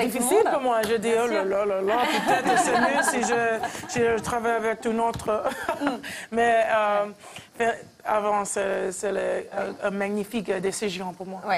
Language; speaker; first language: French; non-native, learner; English